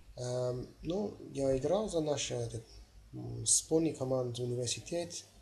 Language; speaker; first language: Russian; non-native, fluent; English